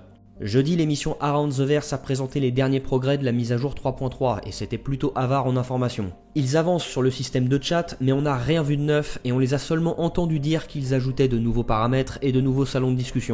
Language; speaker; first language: French; native; French